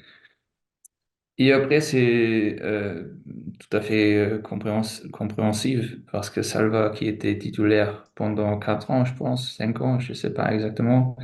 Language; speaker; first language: French; non-native, fluent; German